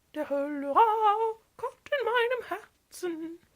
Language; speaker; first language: German; non-native, learner; English